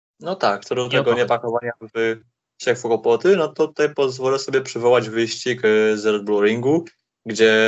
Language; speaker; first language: Polish; native; Polish